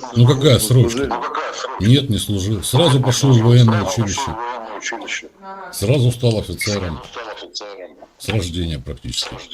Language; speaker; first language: Russian; native; Russian